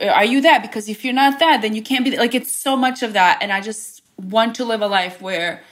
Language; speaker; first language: English; early bilingual, other home language; Bosnian